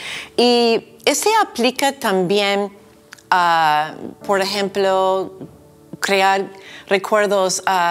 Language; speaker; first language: Spanish; non-native, fluent; English